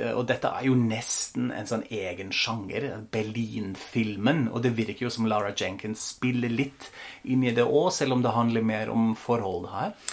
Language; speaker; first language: Norwegian; non-native, fluent; German